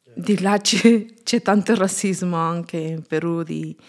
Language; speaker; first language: Italian; non-native, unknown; Spanish